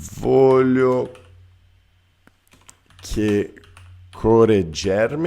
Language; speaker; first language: Italian; non-native, learner; Portuguese